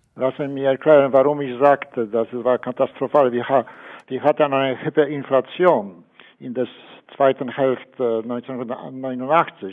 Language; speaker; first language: German; non-native, fluent; Polish